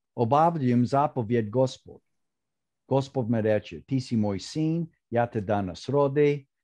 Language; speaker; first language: Croatian; early bilingual, heritage; Croatian